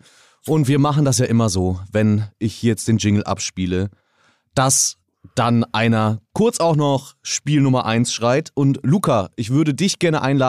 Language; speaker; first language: German; native; German